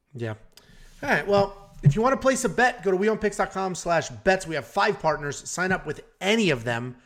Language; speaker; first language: English; native; English